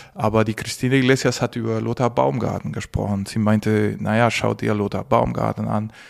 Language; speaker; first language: German; non-native, fluent; Spanish